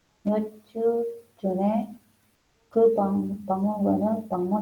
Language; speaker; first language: Korean; non-native, learner; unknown